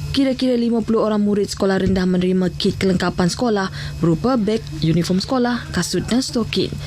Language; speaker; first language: Malay; native; Malay